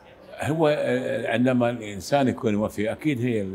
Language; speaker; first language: Arabic; native; Arabic